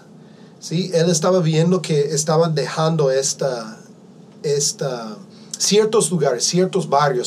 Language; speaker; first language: Spanish; non-native, fluent; English